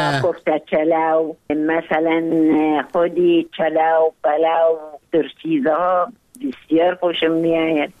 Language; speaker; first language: Persian; non-native, learner; Arabic